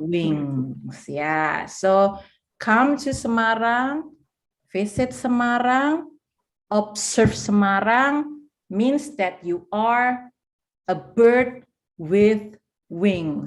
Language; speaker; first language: English; non-native, fluent; Indonesian